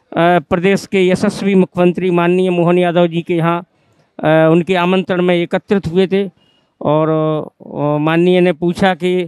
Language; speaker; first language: Hindi; native; Hindi